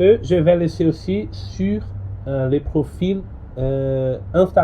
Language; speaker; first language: French; non-native, learner; Portuguese